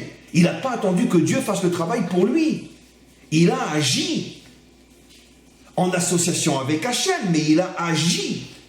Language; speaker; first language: French; native; French